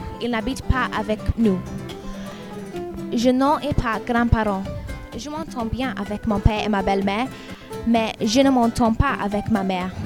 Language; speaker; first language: French; non-native, learner; English